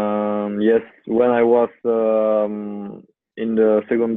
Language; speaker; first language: English; non-native, learner; French